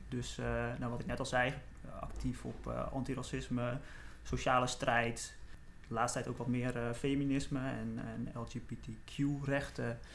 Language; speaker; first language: Dutch; native; Dutch